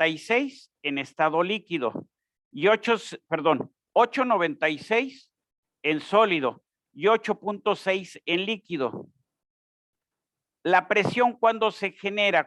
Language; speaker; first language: Spanish; native; Spanish